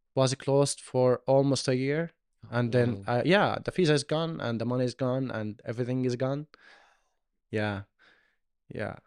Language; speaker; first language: English; non-native, learner; Arabic